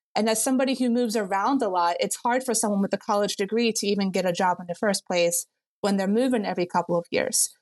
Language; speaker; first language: English; native; English